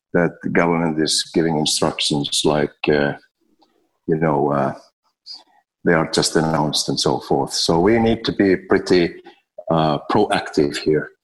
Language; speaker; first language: English; non-native, fluent; Finnish